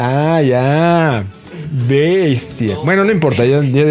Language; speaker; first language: Spanish; native; Spanish